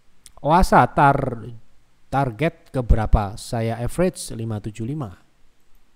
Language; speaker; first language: Indonesian; native; Indonesian